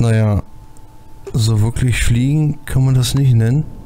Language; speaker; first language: German; native; German